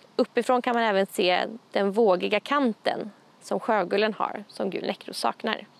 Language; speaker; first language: Swedish; native; Swedish